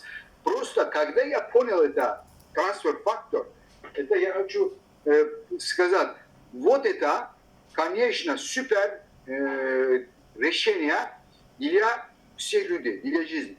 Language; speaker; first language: Russian; non-native, learner; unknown